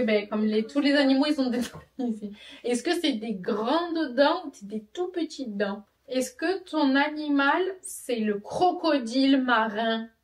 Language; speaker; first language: French; native; French